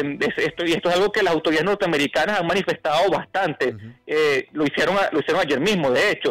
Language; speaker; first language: Spanish; native; Spanish